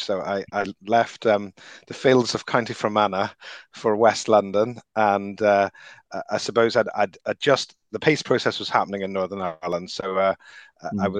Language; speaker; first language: English; native; English